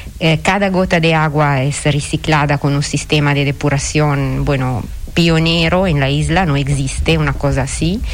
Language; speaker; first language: Spanish; non-native, fluent; Italian